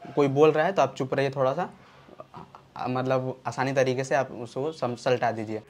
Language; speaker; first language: Hindi; native; Hindi